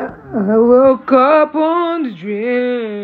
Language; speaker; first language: English; non-native, learner; Filipino